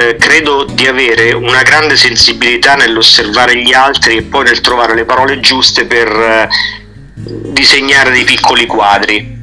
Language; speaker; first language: Italian; native; Italian